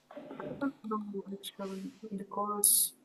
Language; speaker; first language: English; non-native, learner; Russian